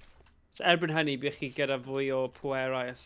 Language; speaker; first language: Welsh; native; Welsh